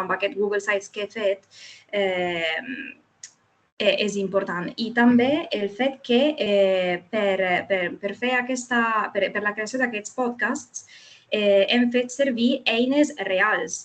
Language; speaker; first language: Catalan; non-native, fluent; Italian